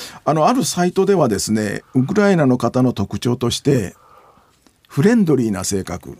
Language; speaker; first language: Japanese; native; Japanese